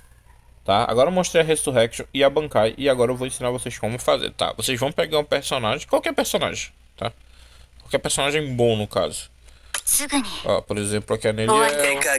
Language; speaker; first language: Portuguese; native; Portuguese